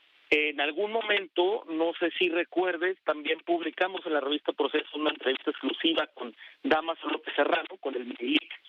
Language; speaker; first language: Spanish; native; Spanish